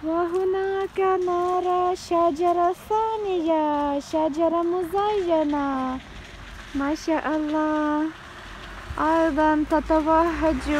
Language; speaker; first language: Arabic; non-native, fluent; Ukrainian